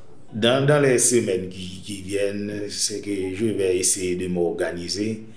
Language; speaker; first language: French; non-native, local second language; Haitian Creole